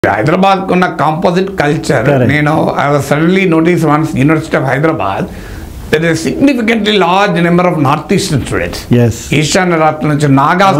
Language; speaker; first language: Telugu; native; Telugu